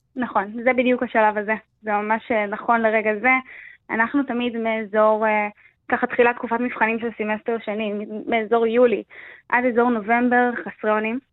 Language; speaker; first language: Hebrew; native; Hebrew